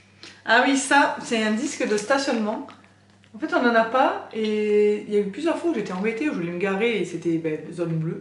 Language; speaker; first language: French; native; French